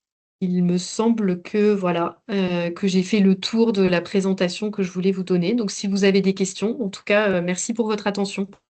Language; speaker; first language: French; native; French